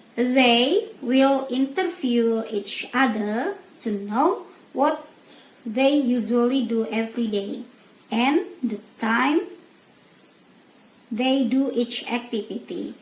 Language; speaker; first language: English; non-native, learner; Indonesian